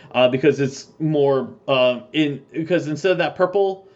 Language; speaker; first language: English; native; English